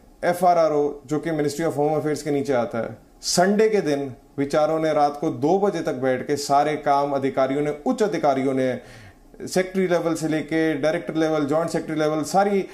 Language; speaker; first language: Hindi; native; Hindi